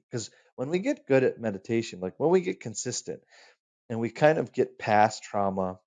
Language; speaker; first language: English; native; English